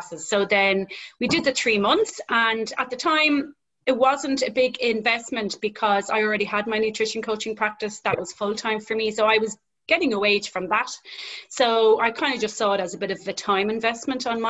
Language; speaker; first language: English; native; English